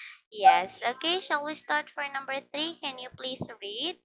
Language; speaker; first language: English; non-native, fluent; Filipino